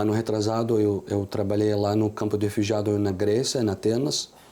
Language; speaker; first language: Portuguese; non-native, fluent; Arabic